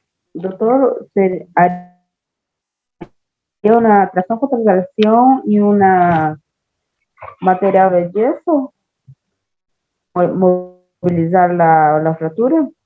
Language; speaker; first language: Spanish; non-native, fluent; Portuguese